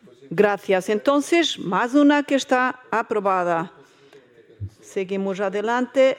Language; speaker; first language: Spanish; non-native, fluent; Portuguese